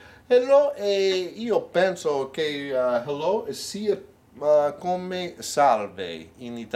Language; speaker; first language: Italian; non-native, learner; English